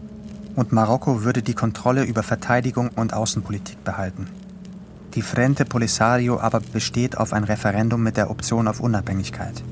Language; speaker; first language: German; native; German